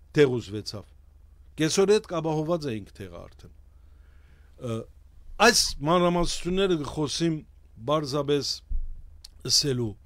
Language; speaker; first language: Armenian; early bilingual, heritage; Armenian